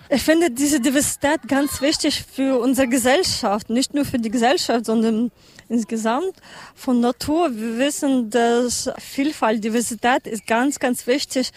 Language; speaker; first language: German; non-native, learner; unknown